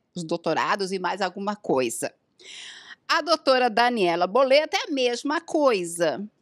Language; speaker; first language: Portuguese; native; Portuguese